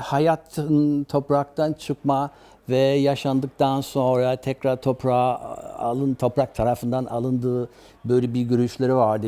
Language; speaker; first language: Turkish; early bilingual, other home language; German